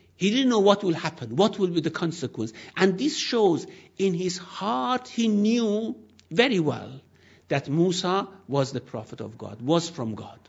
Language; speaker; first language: English; non-native, fluent; Persian